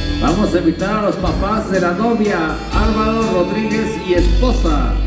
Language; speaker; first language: Spanish; native; Spanish